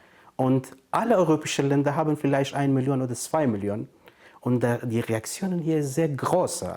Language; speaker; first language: German; non-native, fluent; Kurdish